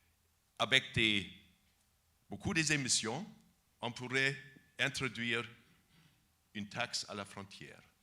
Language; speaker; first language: French; non-native, fluent; German